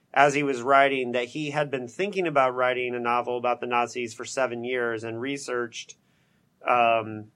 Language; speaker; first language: English; native; English